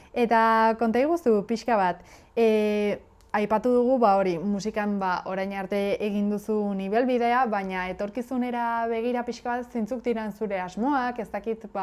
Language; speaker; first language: Basque; native; Basque